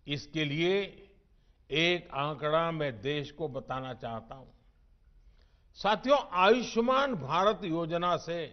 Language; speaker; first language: Hindi; non-native, local second language; Gujarati